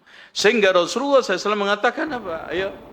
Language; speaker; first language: Indonesian; native; Indonesian